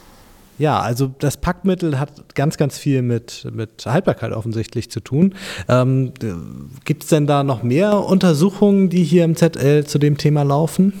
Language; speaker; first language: German; native; German